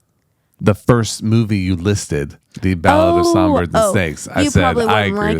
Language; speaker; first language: English; native; English